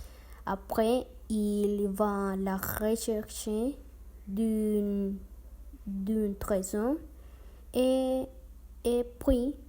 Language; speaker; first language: French; non-native, learner; Spanish